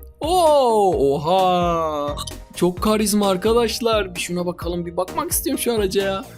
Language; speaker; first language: Turkish; native; Turkish